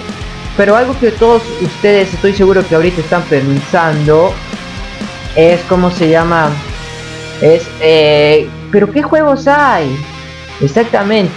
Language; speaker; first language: Spanish; native; Spanish